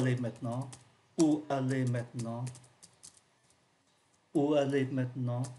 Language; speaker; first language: French; non-native, fluent; Vietnamese